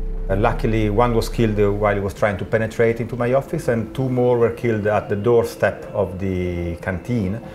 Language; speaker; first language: English; non-native, fluent; Italian